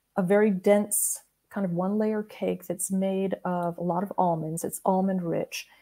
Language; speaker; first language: English; native; English